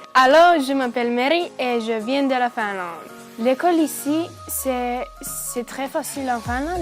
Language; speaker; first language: French; non-native, learner; Finnish